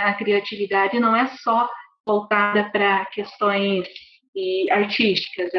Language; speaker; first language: Portuguese; native; Portuguese